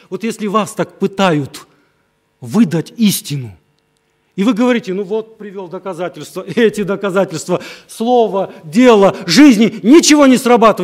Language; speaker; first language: Russian; native; Russian